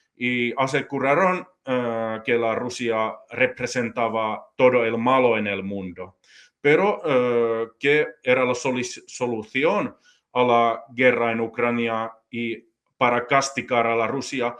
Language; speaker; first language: Spanish; non-native, fluent; Finnish